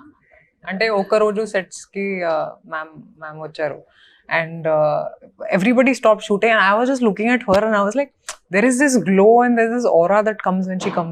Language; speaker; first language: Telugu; non-native, fluent; Hindi